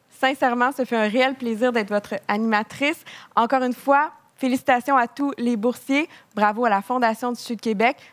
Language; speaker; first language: French; native; French